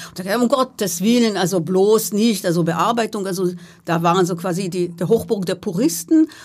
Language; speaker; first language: German; non-native, fluent; Hebrew